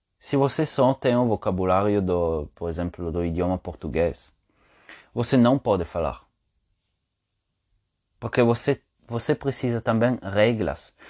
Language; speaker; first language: Portuguese; non-native, fluent; Italian